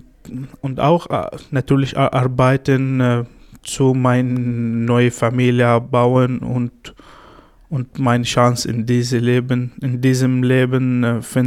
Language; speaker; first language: German; non-native, learner; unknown